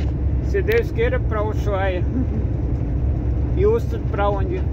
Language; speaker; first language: Portuguese; non-native, learner; Russian